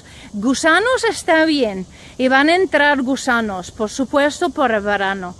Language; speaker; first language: Spanish; non-native, learner; English